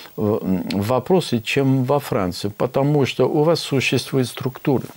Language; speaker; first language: Russian; non-native, fluent; French